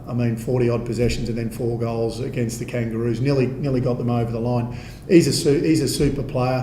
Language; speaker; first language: English; native; English